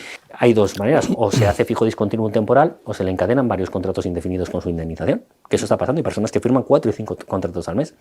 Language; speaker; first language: Spanish; native; Spanish